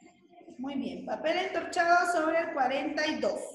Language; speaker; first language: Spanish; native; Spanish